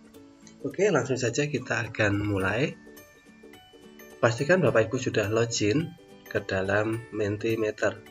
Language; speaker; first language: Indonesian; native; Indonesian